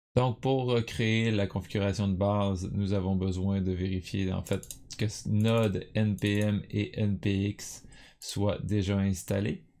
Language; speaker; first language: French; native; French